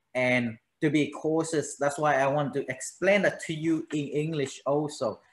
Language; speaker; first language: English; non-native, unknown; Vietnamese